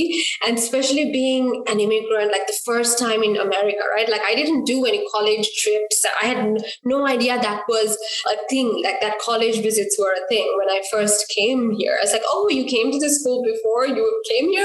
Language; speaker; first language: English; non-native, local second language; Sinhala